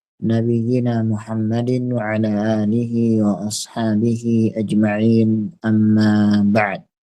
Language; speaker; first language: Arabic; non-native, fluent; Indonesian